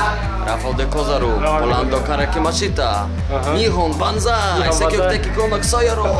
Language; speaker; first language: Japanese; non-native, learner; Polish